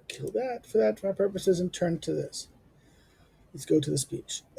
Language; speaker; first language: English; native; English